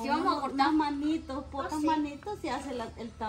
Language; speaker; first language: Spanish; native; Spanish